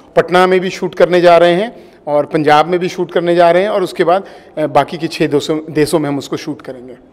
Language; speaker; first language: Hindi; native; Hindi